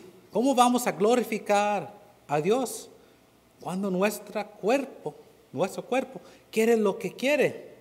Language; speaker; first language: Spanish; non-native, fluent; English